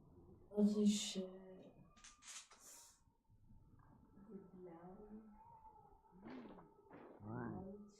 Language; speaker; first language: German; non-native, learner; Portuguese